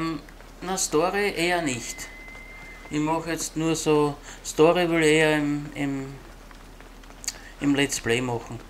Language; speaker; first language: German; native; German